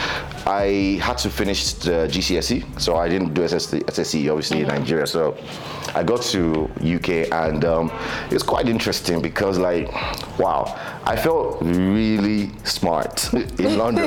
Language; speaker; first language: English; non-native, local second language; Yoruba